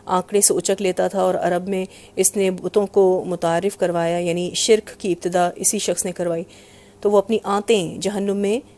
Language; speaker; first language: Urdu; native; Urdu